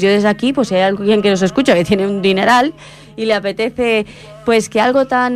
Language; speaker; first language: Spanish; native; Spanish